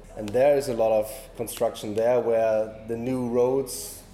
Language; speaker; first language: English; non-native, learner; German